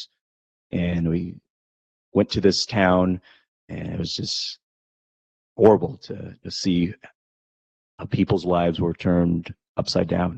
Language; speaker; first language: English; native; English